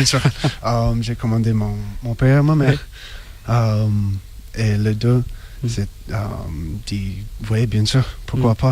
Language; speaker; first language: French; non-native, learner; English